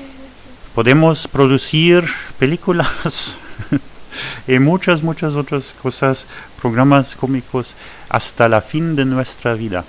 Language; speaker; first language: Spanish; non-native, fluent; French